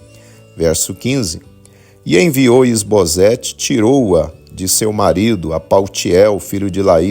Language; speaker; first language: Portuguese; native; Portuguese